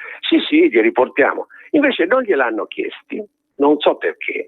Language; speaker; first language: Italian; native; Italian